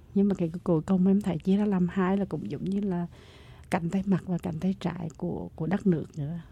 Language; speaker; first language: Vietnamese; native; Vietnamese